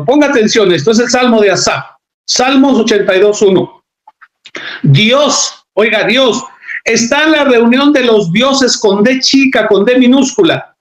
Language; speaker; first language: Spanish; native; Spanish